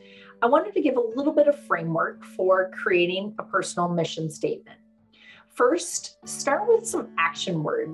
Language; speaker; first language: English; native; English